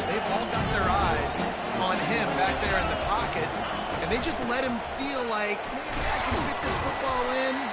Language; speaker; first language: English; native; English